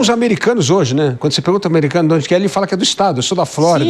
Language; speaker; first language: Portuguese; native; Portuguese